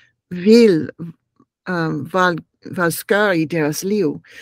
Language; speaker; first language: Danish; non-native, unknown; English